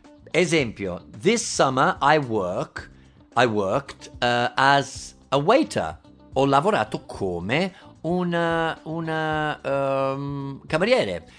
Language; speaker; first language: English; native; English